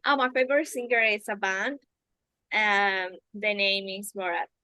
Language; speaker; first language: English; non-native, learner; Spanish